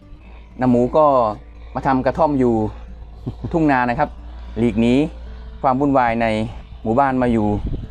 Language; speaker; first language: Thai; native; Thai